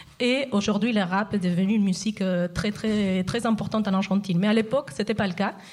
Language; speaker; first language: French; non-native, fluent; Spanish